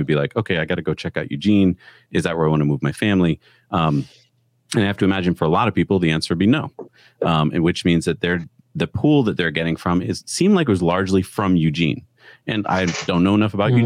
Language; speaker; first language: English; native; English